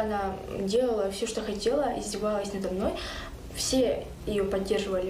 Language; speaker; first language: Russian; non-native, learner; Kyrgyz